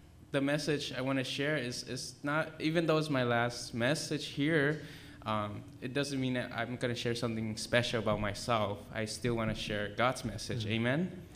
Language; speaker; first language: English; early bilingual, other home language; Vietnamese